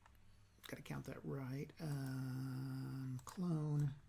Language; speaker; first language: English; native; English